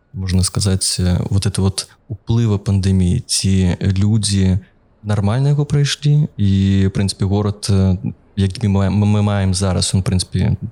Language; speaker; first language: Belarusian; non-native, local second language; Russian